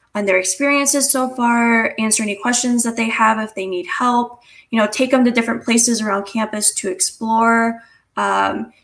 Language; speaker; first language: English; native; English